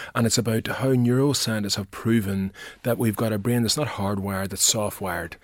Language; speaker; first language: English; native; English